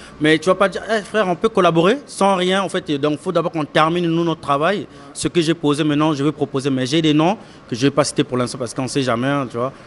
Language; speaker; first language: French; non-native, local second language; Lingala